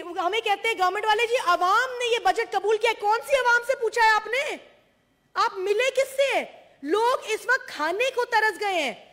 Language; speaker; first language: Urdu; non-native, local second language; Sindhi